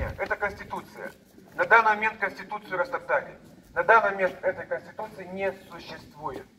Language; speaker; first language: Russian; non-native, local second language; Romanian